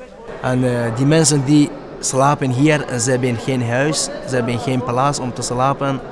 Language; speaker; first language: Dutch; non-native, learner; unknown